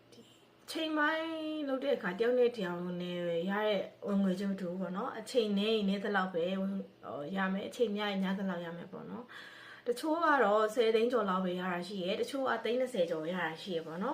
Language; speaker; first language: Burmese; native; Burmese